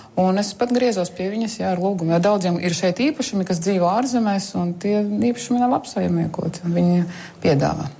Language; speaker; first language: Latvian; native; Latvian